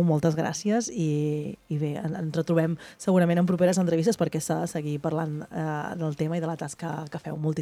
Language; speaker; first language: Catalan; native; Catalan